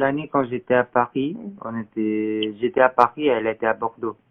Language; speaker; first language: French; non-native, learner; Korean